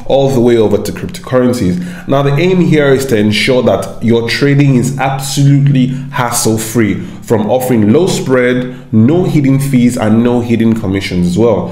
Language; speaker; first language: English; non-native, local second language; Yoruba